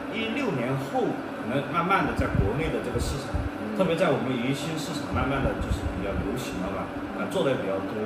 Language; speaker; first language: Chinese; native; Chinese